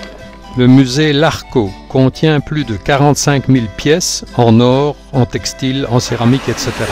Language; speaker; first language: French; native; French